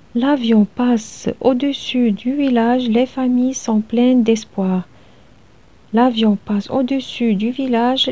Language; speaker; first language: French; non-native, local second language; Arabic